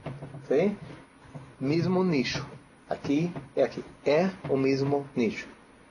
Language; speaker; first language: Spanish; non-native, fluent; English